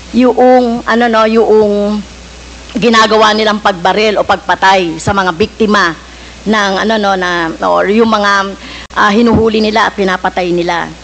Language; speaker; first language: Filipino; native; Filipino